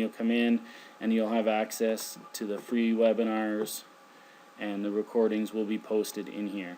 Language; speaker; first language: English; native; English